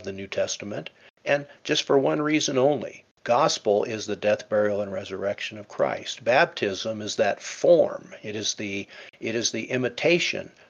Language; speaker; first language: English; native; English